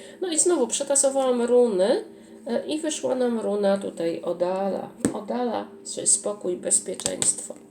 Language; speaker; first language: Polish; native; Polish